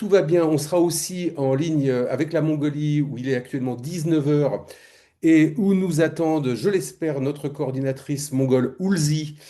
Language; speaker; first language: French; native; French